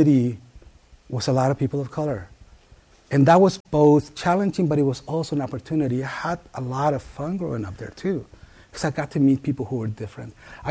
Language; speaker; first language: English; early bilingual, other home language; Spanish